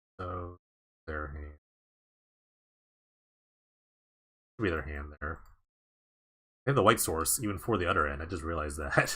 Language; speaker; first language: English; native; English